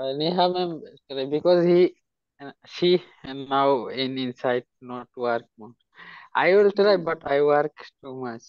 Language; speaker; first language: English; non-native, learner; Hindi